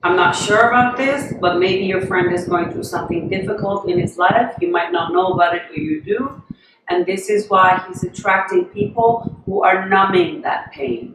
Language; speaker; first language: English; non-native, fluent; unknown